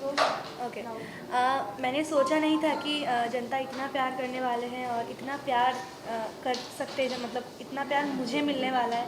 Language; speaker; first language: Hindi; non-native, local second language; Bangla